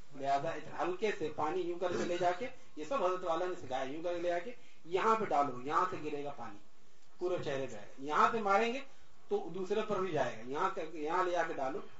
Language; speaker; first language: Urdu; native; Urdu